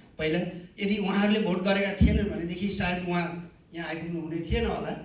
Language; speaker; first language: Nepali; native; Nepali